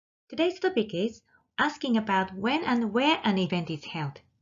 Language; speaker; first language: English; non-native, fluent; Japanese